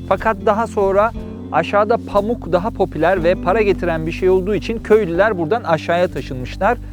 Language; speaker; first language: Turkish; native; Turkish